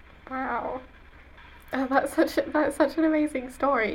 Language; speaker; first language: English; native; English